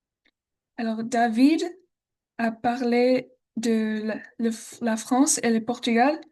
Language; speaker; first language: French; non-native, learner; English